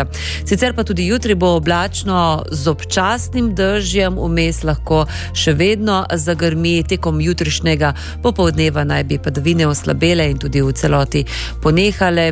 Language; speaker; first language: Slovenian; native; Slovenian